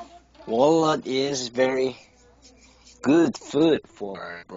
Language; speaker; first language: English; non-native, learner; Korean